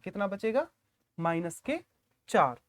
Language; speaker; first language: Hindi; native; Hindi